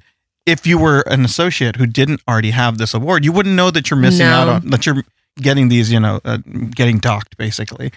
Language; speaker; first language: English; early bilingual, other home language; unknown